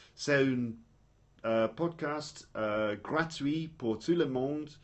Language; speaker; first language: French; non-native, learner; English